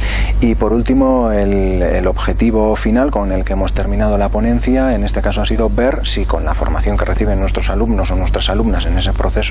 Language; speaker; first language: Spanish; native; Spanish